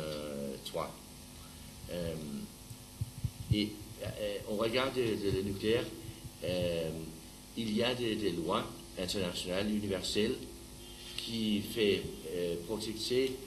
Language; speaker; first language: French; non-native, learner; Danish